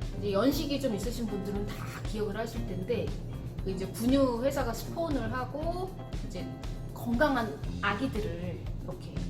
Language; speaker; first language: Korean; native; Korean